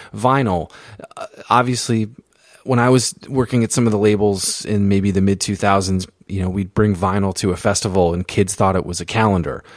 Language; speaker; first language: English; native; English